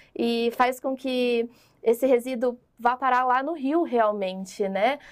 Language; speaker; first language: Portuguese; native; Portuguese